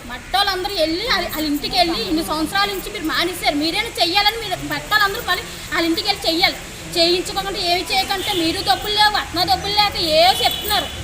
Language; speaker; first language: Telugu; native; Telugu